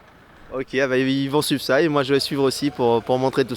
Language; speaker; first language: French; native; French